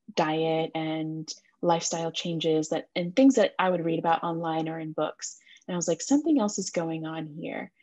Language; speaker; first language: English; native; English